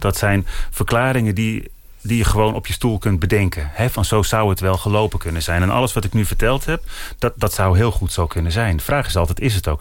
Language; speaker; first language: Dutch; native; Dutch